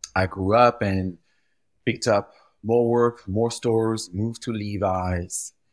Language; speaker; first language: English; early bilingual, other home language; French